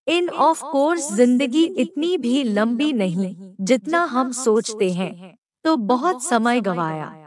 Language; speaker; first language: Hindi; non-native, local second language; Punjabi